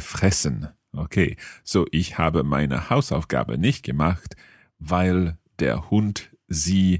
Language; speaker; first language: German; non-native, learner; English